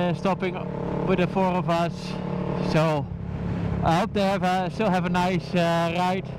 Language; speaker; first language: English; non-native, fluent; Dutch